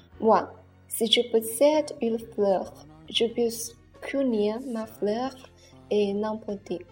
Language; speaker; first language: French; non-native, learner; Chinese